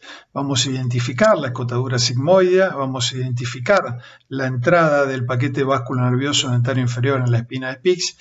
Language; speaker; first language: Spanish; native; Spanish